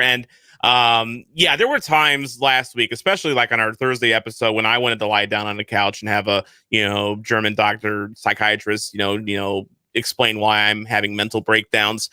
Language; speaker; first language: English; native; English